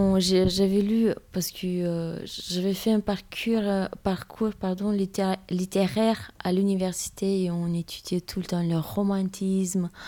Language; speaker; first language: French; non-native, fluent; Romanian